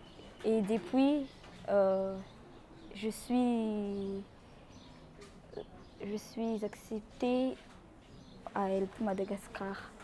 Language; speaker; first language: French; non-native, local second language; Malagasy